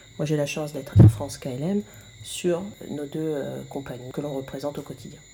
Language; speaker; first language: French; native; French